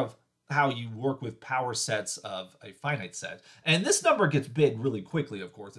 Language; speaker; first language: English; native; English